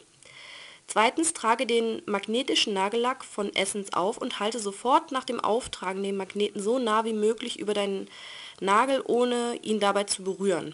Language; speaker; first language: German; native; German